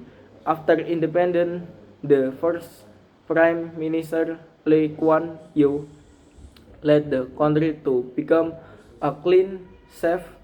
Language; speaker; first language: English; non-native, learner; Indonesian